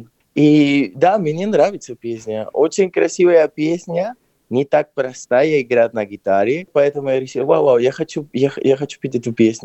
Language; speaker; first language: Russian; non-native, fluent; Spanish